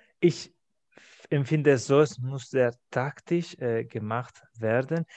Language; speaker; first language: German; non-native, fluent; Spanish